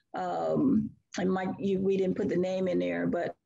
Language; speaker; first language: English; native; English